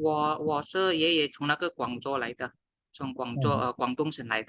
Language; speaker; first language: Chinese; early bilingual, heritage; Min Nan Chinese